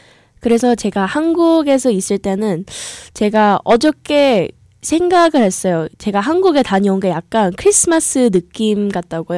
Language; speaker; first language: Korean; early bilingual, heritage; English